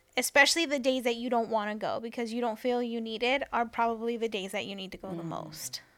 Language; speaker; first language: English; early bilingual, other home language; Spanish